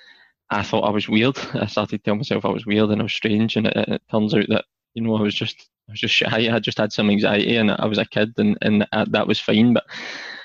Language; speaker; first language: English; native; English